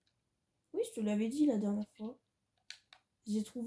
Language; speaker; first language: French; native; French